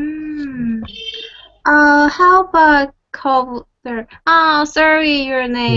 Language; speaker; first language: English; non-native, learner; Korean